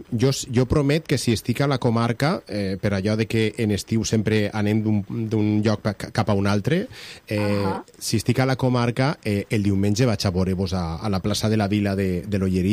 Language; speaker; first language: Catalan; native; Catalan